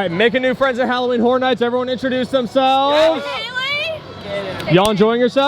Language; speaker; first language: English; native; English